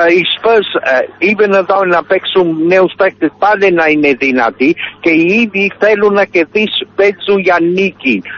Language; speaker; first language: Greek; early bilingual, heritage; Greek